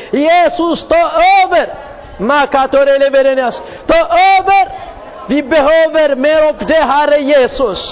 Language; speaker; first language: Swedish; non-native, fluent; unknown